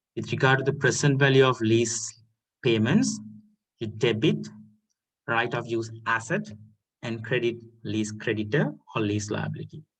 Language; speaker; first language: English; non-native, local second language; Sinhala